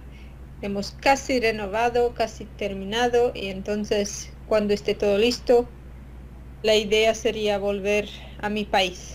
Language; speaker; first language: Spanish; non-native, fluent; Latvian